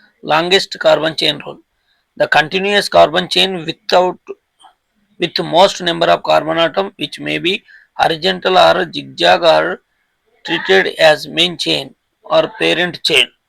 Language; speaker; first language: English; non-native, local second language; Telugu